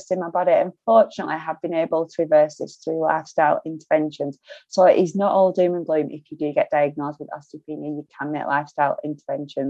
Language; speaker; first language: English; native; English